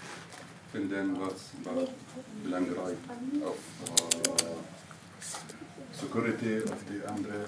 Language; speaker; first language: Dutch; non-native, learner; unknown